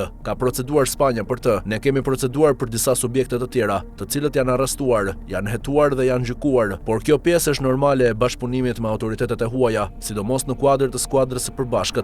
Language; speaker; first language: Albanian; native; Albanian